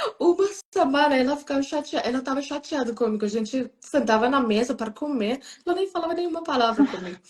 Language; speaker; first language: Portuguese; non-native, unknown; Persian